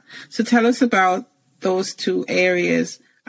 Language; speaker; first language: English; native; English